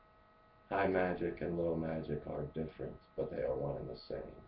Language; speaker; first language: English; native; English